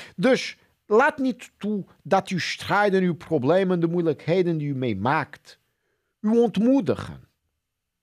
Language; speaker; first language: Dutch; non-native, fluent; Portuguese